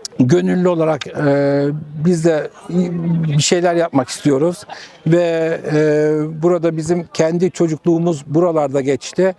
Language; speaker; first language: Turkish; early bilingual, heritage; Turkish